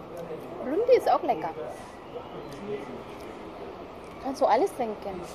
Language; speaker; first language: German; non-native, learner; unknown